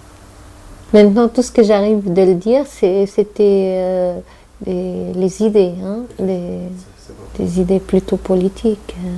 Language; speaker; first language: French; non-native, local second language; Arabic